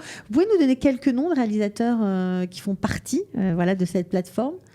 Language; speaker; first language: French; native; French